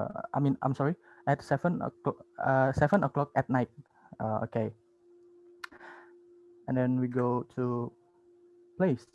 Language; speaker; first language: English; non-native, learner; Indonesian